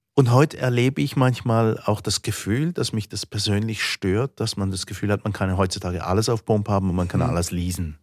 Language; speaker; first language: German; native; German